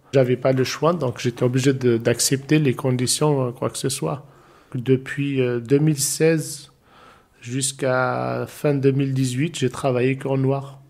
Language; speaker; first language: French; non-native, local second language; Arabic